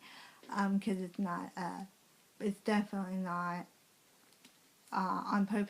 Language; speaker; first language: English; native; English